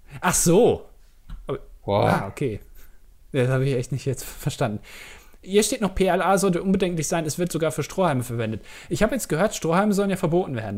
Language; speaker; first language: German; native; German